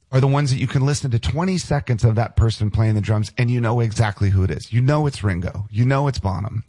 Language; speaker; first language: English; native; English